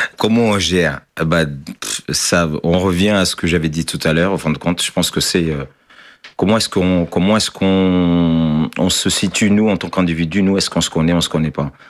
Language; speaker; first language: French; non-native, fluent; Portuguese